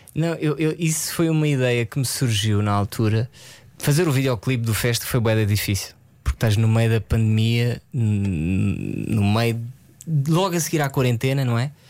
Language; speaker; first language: Portuguese; early bilingual, other home language; French